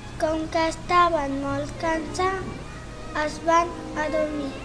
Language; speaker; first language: Catalan; non-native, learner; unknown